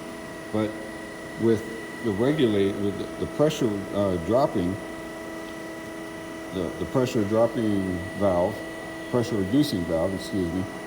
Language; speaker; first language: English; native; English